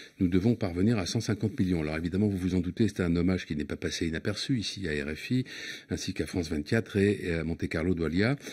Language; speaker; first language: French; native; French